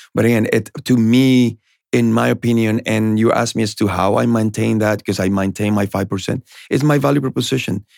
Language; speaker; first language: English; non-native, fluent; Spanish